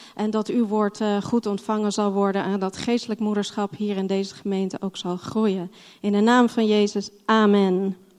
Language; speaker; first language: Dutch; non-native, fluent; English